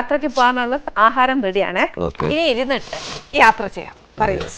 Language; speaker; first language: Malayalam; native; Malayalam